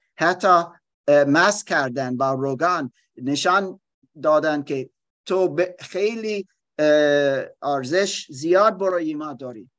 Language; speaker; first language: Persian; non-native, learner; German